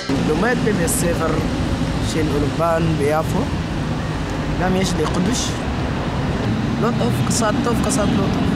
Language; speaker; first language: Hebrew; non-native, learner; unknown